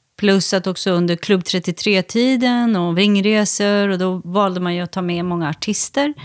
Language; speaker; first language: Swedish; native; Swedish